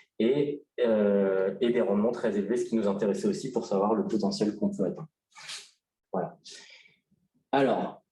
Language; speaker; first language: French; native; French